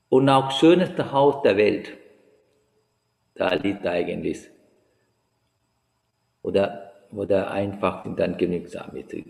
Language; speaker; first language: German; non-native, learner; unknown